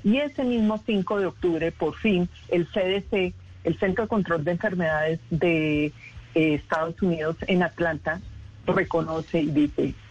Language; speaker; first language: Spanish; native; Spanish